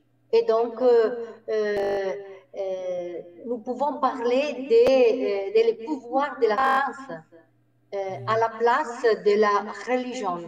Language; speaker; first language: French; non-native, fluent; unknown